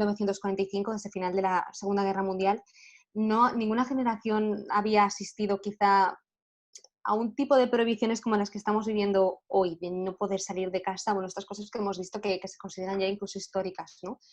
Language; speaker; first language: Spanish; native; Spanish